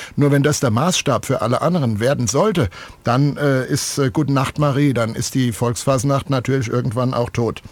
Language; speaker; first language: German; native; German